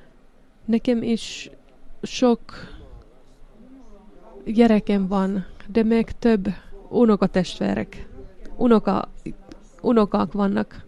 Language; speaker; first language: Hungarian; non-native, learner; Finnish